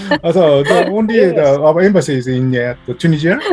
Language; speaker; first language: English; non-native, learner; Japanese